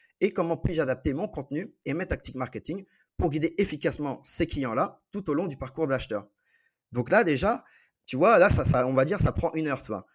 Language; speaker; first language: French; native; French